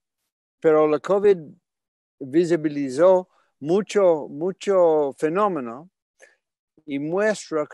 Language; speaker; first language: Spanish; non-native, fluent; English